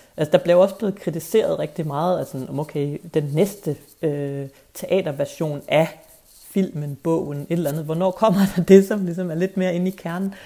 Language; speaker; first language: Danish; native; Danish